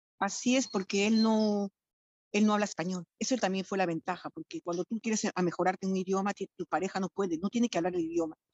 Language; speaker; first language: Spanish; native; Spanish